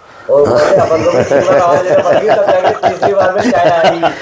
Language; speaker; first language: Hindi; native; Hindi